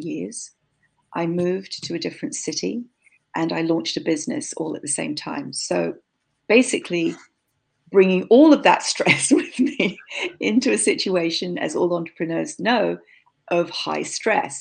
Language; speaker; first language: English; native; English